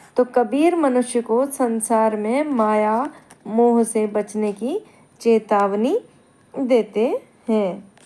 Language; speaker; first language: Hindi; native; Hindi